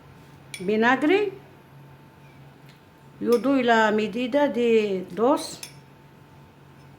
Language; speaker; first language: Spanish; non-native, learner; Arabic